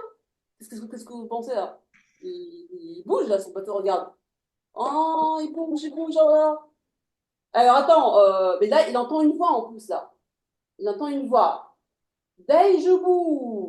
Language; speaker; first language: French; native; French